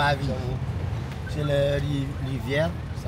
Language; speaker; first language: French; non-native, learner; Malagasy